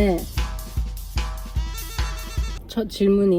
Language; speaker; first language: Korean; non-native, learner; English